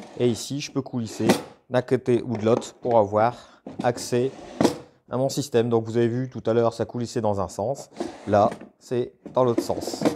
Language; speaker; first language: French; native; French